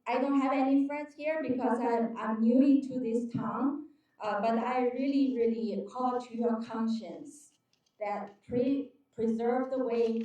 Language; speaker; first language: English; non-native, fluent; Chinese